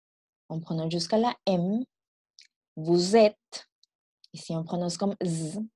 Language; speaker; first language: French; non-native, fluent; Spanish